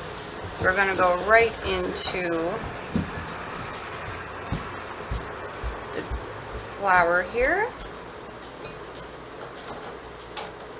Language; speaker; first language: English; native; English